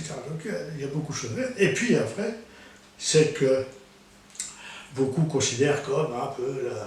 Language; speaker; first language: French; native; French